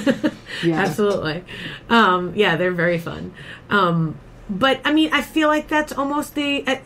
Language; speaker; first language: English; native; English